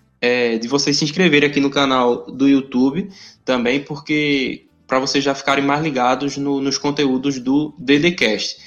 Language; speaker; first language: Portuguese; native; Portuguese